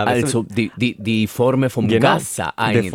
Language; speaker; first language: German; non-native, fluent; Spanish